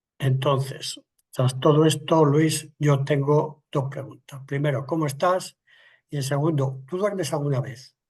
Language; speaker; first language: Spanish; native; Spanish